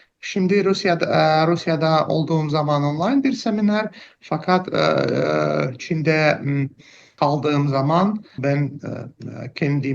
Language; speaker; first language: Turkish; non-native, learner; Russian